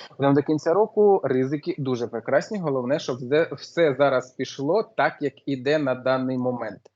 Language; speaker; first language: Ukrainian; non-native, local second language; Russian